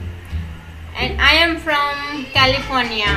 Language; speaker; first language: English; early bilingual, heritage; English